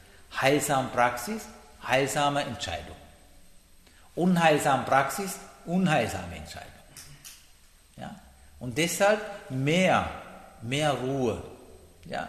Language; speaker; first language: German; non-native, learner; Sinhala